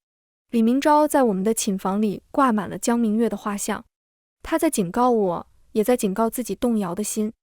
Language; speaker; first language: Chinese; native; Chinese